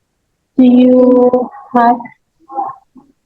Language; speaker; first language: English; non-native, learner; Indonesian